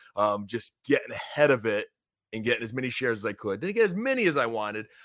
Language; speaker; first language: English; native; English